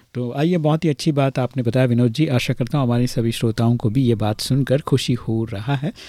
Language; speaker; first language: Hindi; native; Hindi